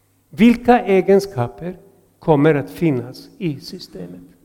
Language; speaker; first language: Swedish; non-native, fluent; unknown